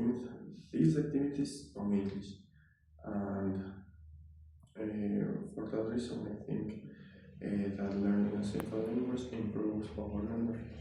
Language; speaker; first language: English; non-native, learner; Spanish